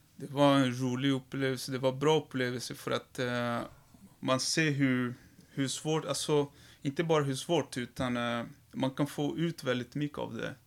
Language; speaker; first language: Swedish; non-native, fluent; Portuguese